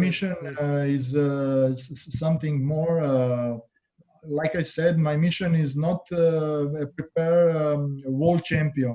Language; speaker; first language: English; non-native, learner; Croatian